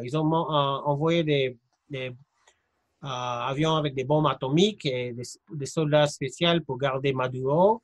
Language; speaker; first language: French; non-native, fluent; English